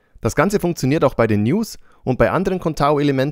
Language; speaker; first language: German; native; German